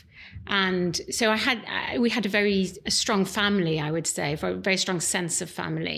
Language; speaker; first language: English; native; English